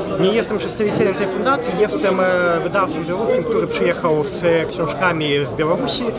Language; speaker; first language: Polish; non-native, fluent; Belarusian